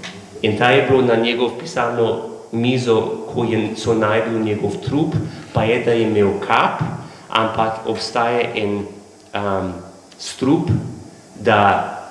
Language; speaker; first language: Slovenian; non-native, learner; English